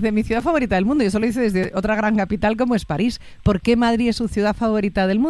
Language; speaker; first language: Spanish; native; Spanish